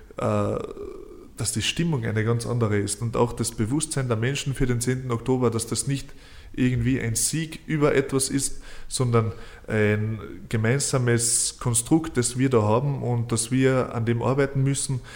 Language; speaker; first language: German; non-native, local second language; Slovenian